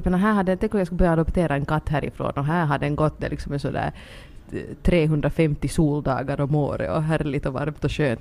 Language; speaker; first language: Swedish; native; Swedish